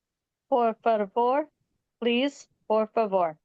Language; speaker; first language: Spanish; non-native, learner; English